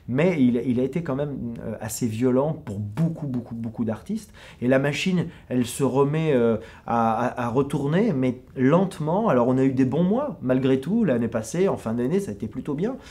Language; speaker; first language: French; native; French